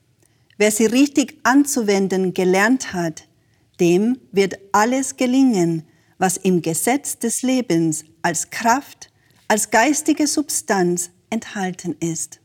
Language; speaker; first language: German; native; German